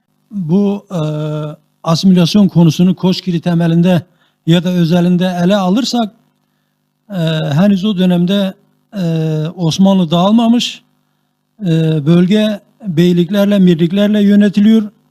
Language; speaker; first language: Turkish; non-native, local second language; Kurdish